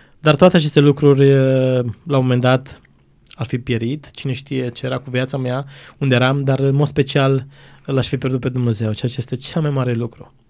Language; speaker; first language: Romanian; non-native, local second language; Croatian